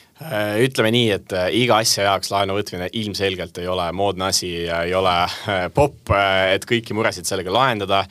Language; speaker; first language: Estonian; non-native, local second language; Russian